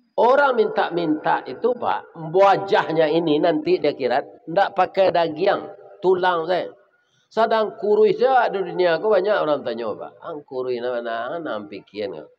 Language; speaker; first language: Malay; non-native, local second language; Minangkabau